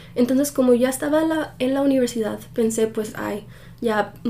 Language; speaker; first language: Spanish; early bilingual, heritage; Spanish